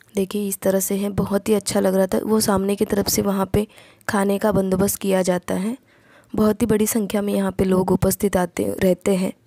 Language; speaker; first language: Hindi; non-native, local second language; Marathi